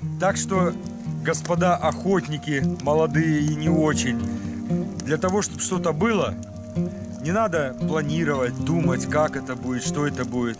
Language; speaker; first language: Russian; native; Russian